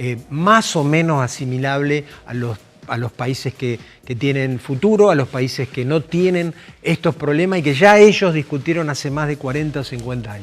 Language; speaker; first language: Spanish; native; Spanish